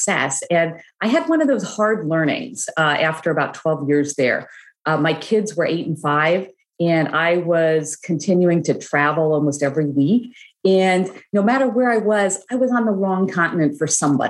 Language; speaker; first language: English; native; English